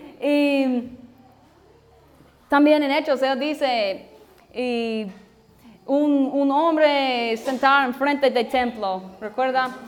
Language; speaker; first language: Spanish; non-native, learner; English